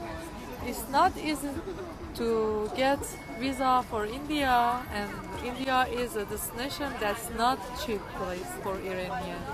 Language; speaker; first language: English; non-native, learner; Persian